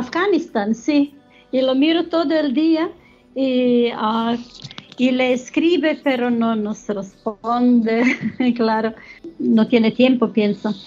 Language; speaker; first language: Spanish; non-native, learner; German